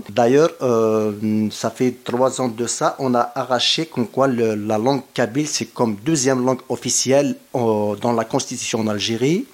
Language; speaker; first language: French; non-native, local second language; Kabyle